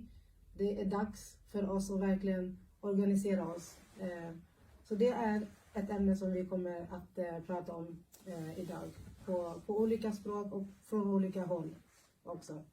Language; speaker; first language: Swedish; early bilingual, other home language; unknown